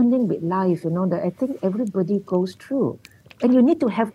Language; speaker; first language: English; non-native, local second language; Min Nan Chinese